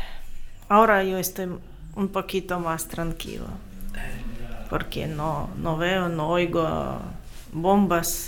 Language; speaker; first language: Spanish; non-native, learner; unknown